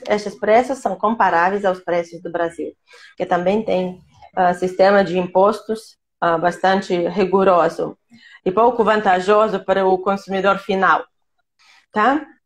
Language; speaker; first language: Portuguese; non-native, fluent; Russian